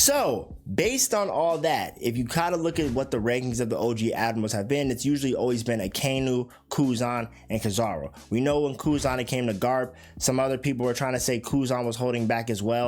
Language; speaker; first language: English; native; English